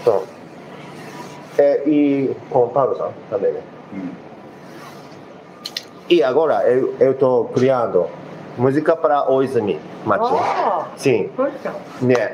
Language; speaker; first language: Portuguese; non-native, learner; Japanese